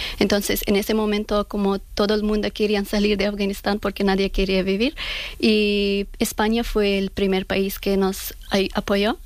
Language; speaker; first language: Spanish; non-native, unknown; Persian